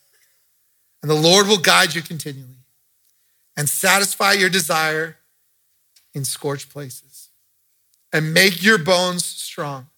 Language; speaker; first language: English; native; English